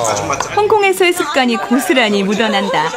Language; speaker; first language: Korean; native; Korean